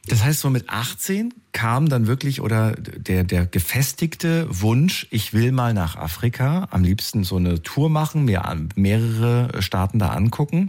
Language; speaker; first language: German; native; German